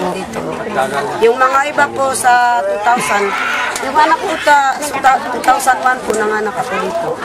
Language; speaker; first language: Filipino; non-native, local second language; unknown